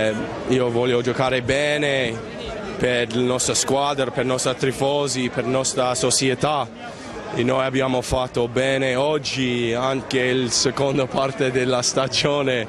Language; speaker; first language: Italian; non-native, learner; Spanish